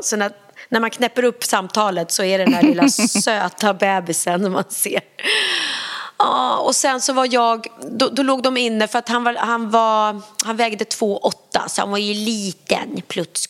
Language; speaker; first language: Swedish; native; Swedish